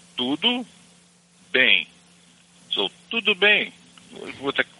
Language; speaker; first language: English; non-native, fluent; Portuguese